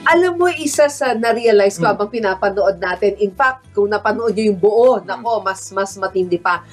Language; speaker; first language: Filipino; native; Filipino